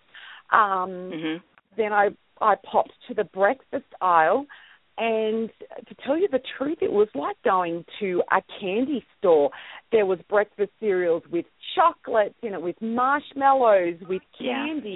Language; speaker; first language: English; native; English